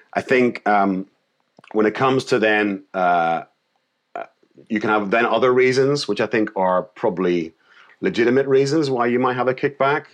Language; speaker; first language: English; native; English